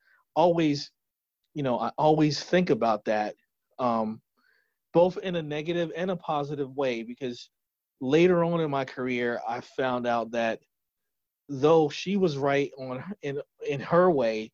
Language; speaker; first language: English; native; English